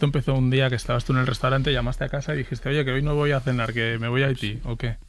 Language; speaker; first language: Spanish; native; Spanish